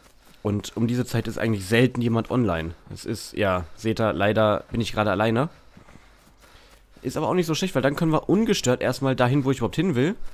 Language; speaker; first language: German; native; German